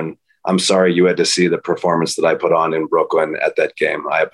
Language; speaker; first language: English; native; English